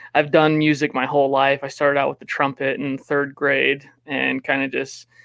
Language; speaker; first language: English; native; English